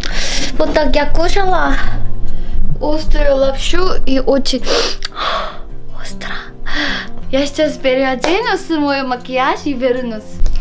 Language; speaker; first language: Russian; non-native, learner; Korean